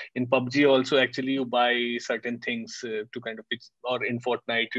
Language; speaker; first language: English; non-native, local second language; Hindi